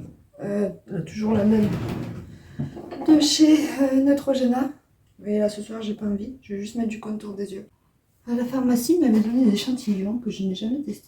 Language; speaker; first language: French; native; French